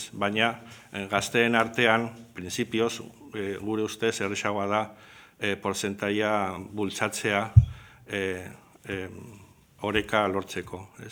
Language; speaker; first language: Basque; non-native, local second language; Spanish